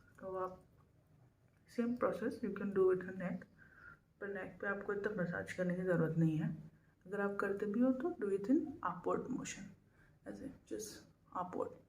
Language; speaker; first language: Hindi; non-native, local second language; Assamese